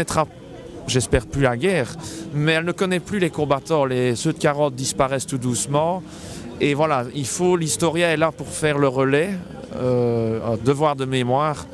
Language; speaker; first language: French; native; French